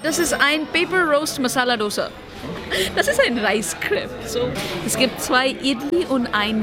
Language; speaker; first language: German; non-native, learner; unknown